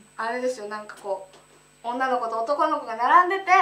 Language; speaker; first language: Japanese; native; Japanese